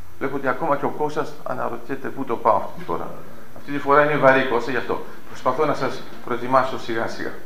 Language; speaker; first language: Greek; early bilingual, heritage; Greek